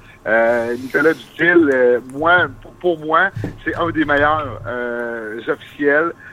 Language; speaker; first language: French; native; French